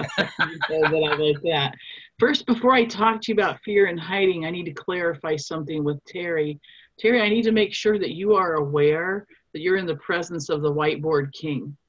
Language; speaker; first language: English; non-native, fluent; German